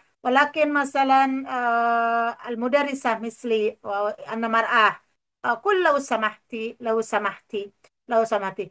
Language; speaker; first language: Arabic; non-native, fluent; Indonesian